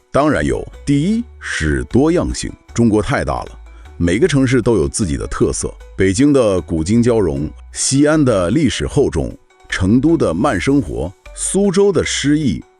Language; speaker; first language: Chinese; non-native, fluent; English